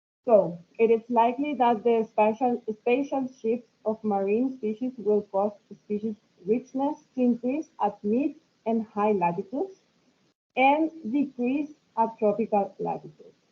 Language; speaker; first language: English; non-native, learner; Spanish